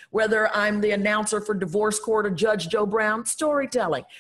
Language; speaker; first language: English; native; English